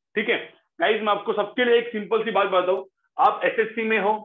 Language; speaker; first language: Hindi; non-native, local second language; Marathi